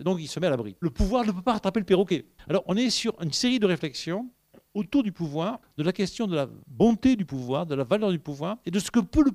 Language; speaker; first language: French; native; French